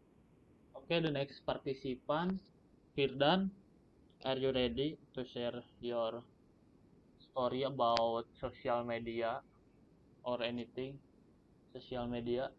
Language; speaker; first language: English; non-native, learner; Indonesian